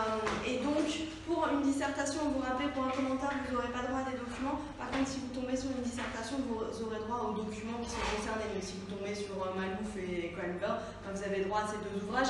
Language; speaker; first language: French; native; French